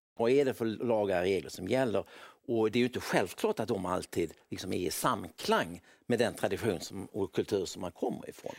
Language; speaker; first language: Swedish; native; Swedish